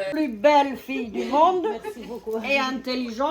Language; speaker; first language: French; non-native, fluent; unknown